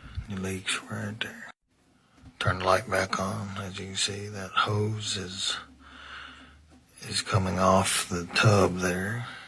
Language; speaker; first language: English; native; English